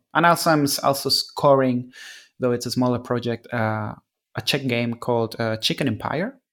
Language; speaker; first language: English; non-native, fluent; Spanish